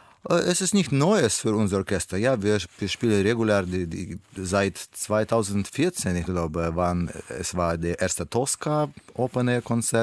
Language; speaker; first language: German; non-native, learner; Russian